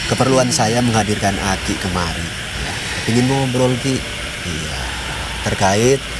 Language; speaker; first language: Indonesian; native; Indonesian